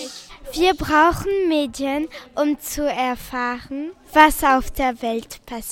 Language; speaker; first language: German; non-native, local second language; French